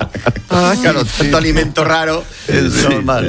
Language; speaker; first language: Spanish; native; Spanish